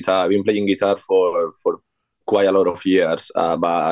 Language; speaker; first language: English; non-native, fluent; Spanish